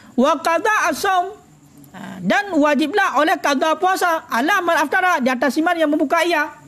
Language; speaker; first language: Malay; non-native, local second language; Achinese